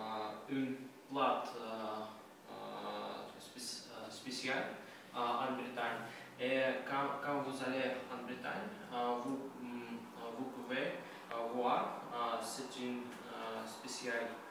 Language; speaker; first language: French; non-native, learner; Russian